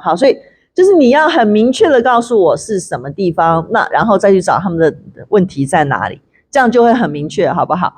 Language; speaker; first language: Chinese; native; Chinese